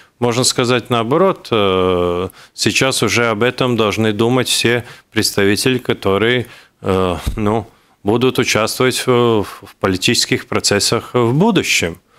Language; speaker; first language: Russian; non-native, local second language; Latvian